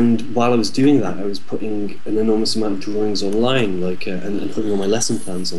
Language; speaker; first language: English; native; English